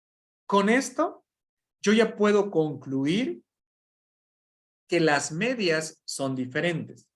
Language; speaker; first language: Spanish; native; Spanish